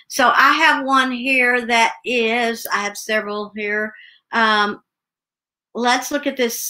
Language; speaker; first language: English; native; English